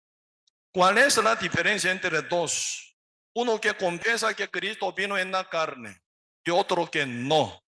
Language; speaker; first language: Spanish; non-native, learner; Korean